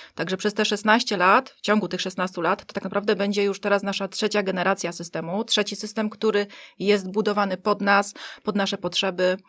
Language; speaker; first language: Polish; native; Polish